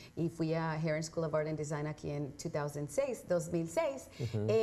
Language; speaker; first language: Spanish; early bilingual, heritage; Spanish